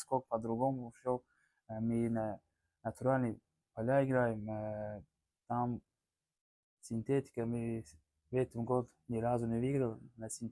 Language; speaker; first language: Russian; non-native, learner; Tajik